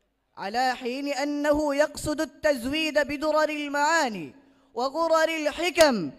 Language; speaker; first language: Arabic; non-native, learner; Bangla